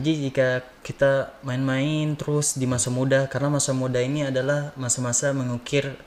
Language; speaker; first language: Indonesian; native; Indonesian